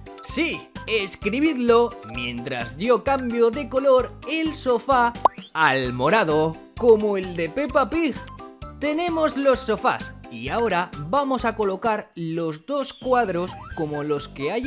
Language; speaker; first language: Spanish; native; Spanish